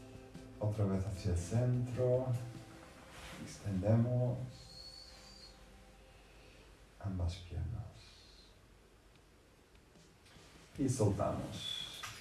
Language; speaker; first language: Spanish; non-native, fluent; English